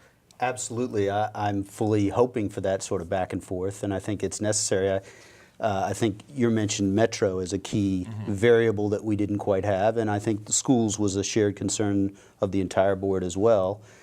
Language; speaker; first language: English; native; English